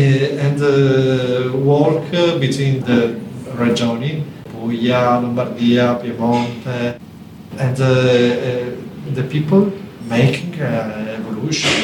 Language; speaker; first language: English; non-native, learner; Italian